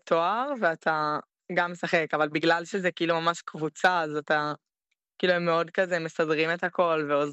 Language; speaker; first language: Hebrew; native; Hebrew